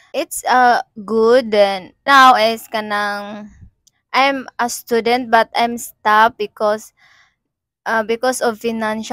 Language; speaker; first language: English; non-native, learner; Cebuano